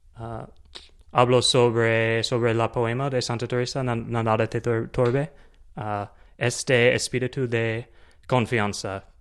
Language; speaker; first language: Spanish; non-native, learner; English